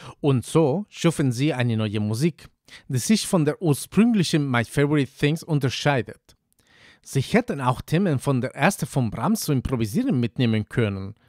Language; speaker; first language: German; non-native, fluent; Spanish